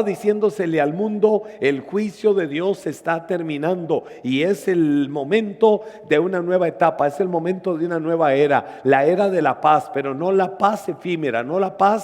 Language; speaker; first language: Spanish; native; Spanish